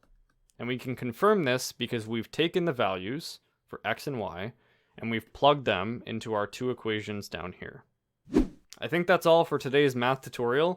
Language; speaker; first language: English; native; English